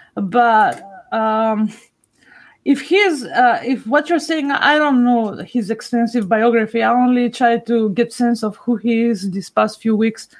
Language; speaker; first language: English; non-native, fluent; Macedonian